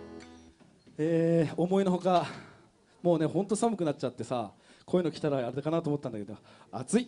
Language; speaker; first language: Japanese; native; Japanese